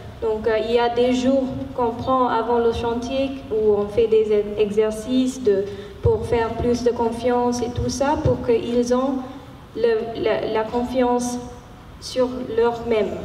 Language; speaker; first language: French; non-native, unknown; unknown